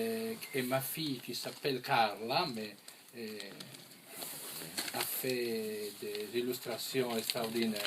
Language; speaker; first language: French; non-native, fluent; Italian